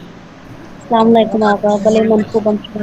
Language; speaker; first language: Persian; non-native, learner; Urdu